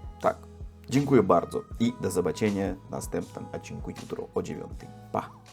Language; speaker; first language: Polish; non-native, learner; Russian